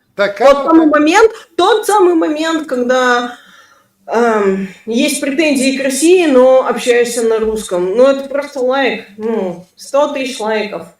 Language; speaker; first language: Russian; native; Russian